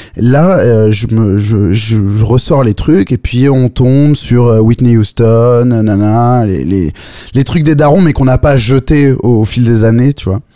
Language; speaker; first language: French; native; French